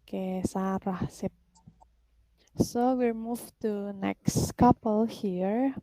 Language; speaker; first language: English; non-native, fluent; Indonesian